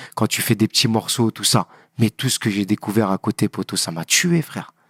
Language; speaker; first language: French; native; French